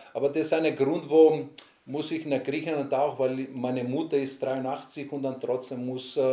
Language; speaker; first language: German; non-native, learner; Greek